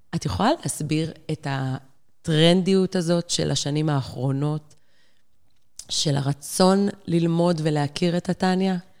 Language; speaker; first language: Hebrew; native; Hebrew